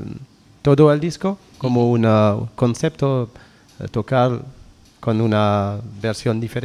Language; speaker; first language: Spanish; non-native, learner; French